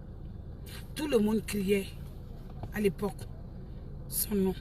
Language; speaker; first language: French; non-native, local second language; Dyula